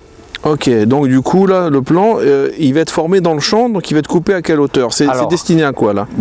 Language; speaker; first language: French; native; French